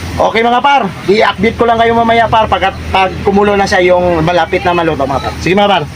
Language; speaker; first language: Filipino; non-native, local second language; Hiligaynon